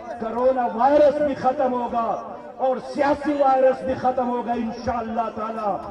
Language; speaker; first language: Urdu; non-native, local second language; Pashto